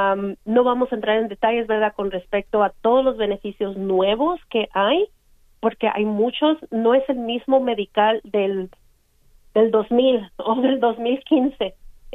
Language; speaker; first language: Spanish; native; Spanish